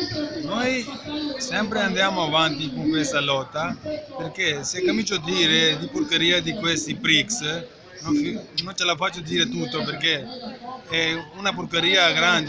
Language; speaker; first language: Italian; non-native, learner; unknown